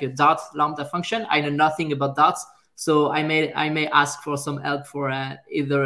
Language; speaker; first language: English; non-native, fluent; French